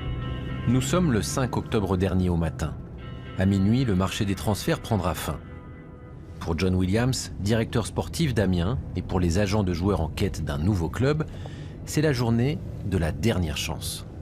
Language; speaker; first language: French; native; French